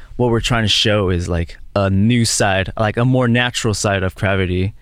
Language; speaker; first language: English; early bilingual, other home language; Korean